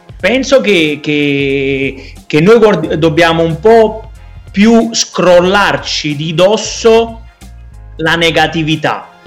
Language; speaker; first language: Italian; native; Italian